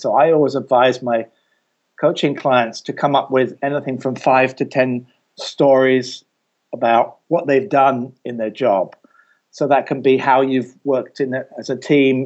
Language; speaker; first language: English; native; English